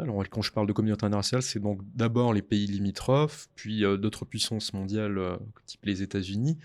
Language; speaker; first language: French; native; French